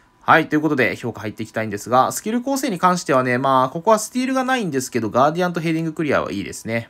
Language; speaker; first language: Japanese; native; Japanese